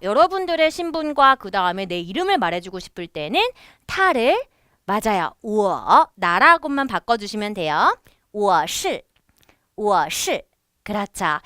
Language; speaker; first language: Korean; native; Korean